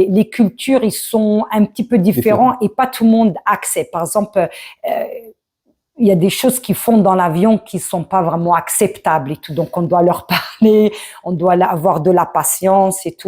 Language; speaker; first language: French; early bilingual, other home language; Arabic